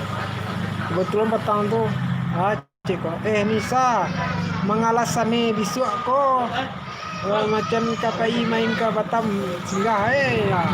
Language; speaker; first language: Indonesian; non-native, local second language; Minangkabau